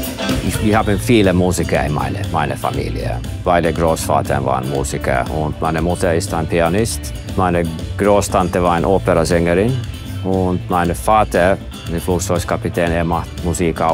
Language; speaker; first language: German; non-native, fluent; Finnish